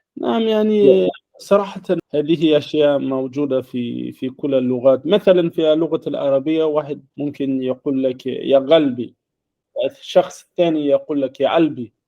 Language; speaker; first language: Arabic; non-native, fluent; English